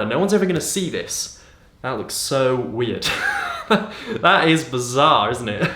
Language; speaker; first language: English; native; English